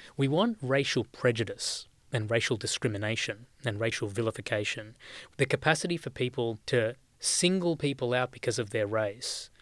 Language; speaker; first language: English; native; English